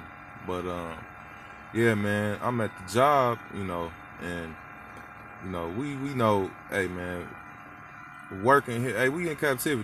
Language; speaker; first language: English; native; English